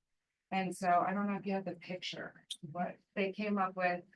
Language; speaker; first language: English; native; English